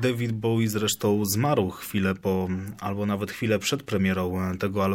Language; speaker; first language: Polish; native; Polish